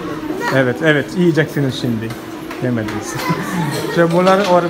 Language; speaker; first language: Turkish; non-native, fluent; Malayalam